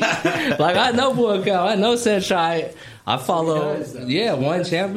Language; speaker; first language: English; native; English